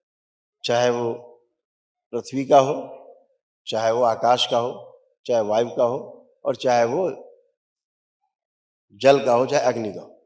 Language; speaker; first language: Hindi; native; Hindi